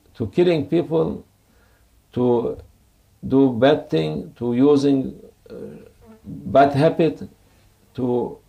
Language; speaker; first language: English; non-native, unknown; Turkish